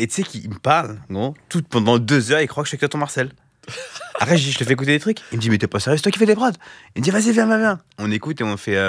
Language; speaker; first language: French; native; French